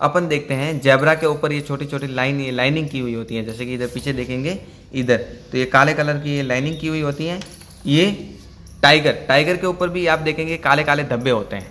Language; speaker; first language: Hindi; native; Hindi